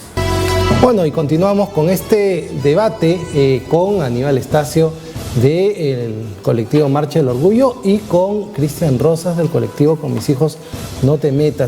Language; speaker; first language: Spanish; native; Spanish